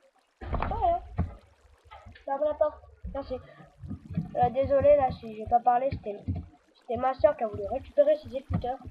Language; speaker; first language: French; native; French